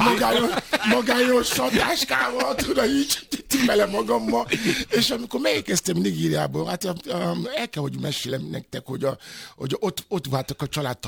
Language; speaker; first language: Hungarian; non-native, fluent; Yoruba